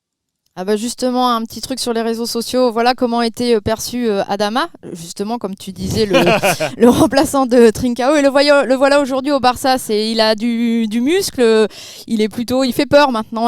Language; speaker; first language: French; native; French